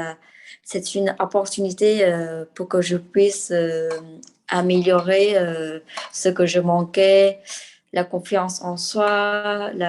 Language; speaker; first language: French; non-native, fluent; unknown